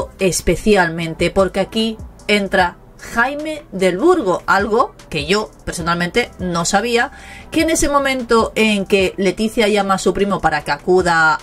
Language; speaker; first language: Spanish; native; Spanish